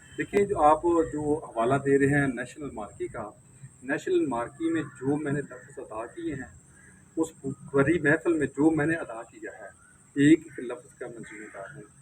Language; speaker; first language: Urdu; non-native, local second language; Punjabi